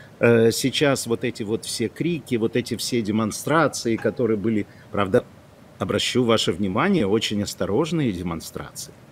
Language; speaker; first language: Russian; non-native, local second language; Ukrainian